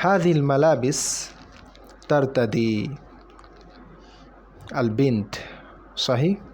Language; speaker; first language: Arabic; non-native, fluent; Bangla